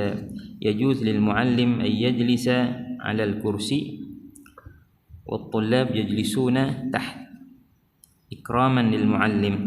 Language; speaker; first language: Arabic; non-native, fluent; Malay